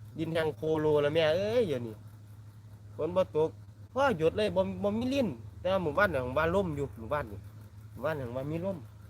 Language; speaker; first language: Thai; native; Thai